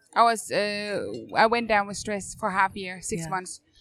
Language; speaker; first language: English; non-native, fluent; Danish